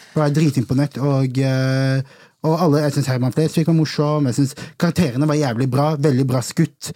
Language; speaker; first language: Norwegian; early bilingual, other home language; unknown